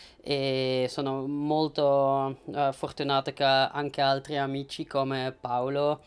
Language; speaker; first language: Italian; non-native, learner; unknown